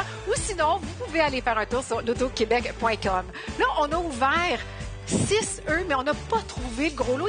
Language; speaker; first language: French; native; French